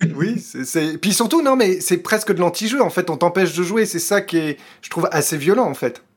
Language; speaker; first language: French; native; French